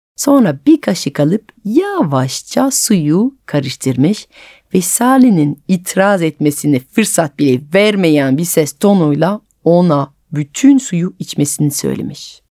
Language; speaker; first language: Turkish; non-native, fluent; French